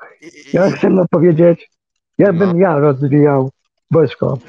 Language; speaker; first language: Polish; early bilingual, heritage; Polish